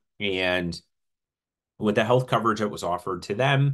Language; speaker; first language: English; native; English